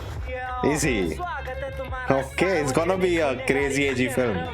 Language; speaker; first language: English; non-native, local second language; Hindi